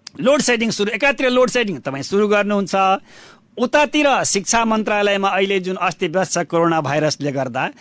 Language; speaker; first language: Nepali; non-native, local second language; Bhojpuri